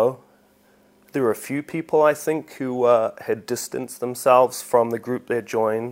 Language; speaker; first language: English; native; English